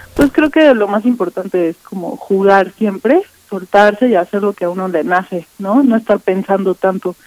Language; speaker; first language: Spanish; native; Spanish